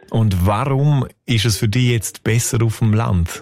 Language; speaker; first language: German; native; German